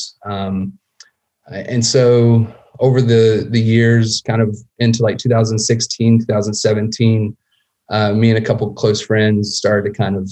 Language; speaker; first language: English; native; English